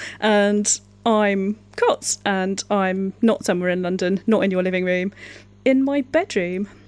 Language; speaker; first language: English; native; English